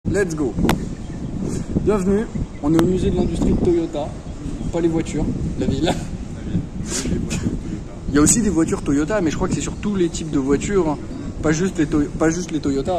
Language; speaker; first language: French; native; French